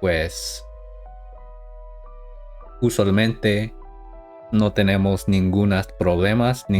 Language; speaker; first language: Spanish; non-native, learner; English